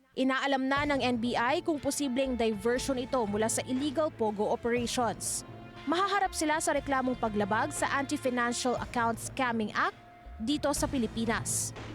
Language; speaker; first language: Filipino; native; Filipino